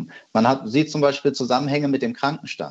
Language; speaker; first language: German; native; German